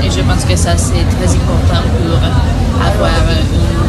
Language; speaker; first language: French; non-native, fluent; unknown